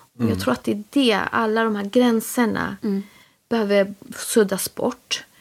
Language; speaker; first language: Swedish; native; Swedish